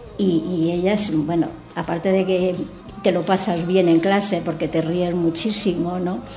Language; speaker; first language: Spanish; native; Spanish